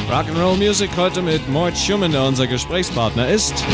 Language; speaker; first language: German; native; German